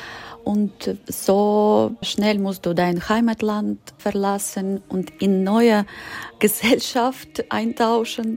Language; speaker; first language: German; non-native, learner; Ukrainian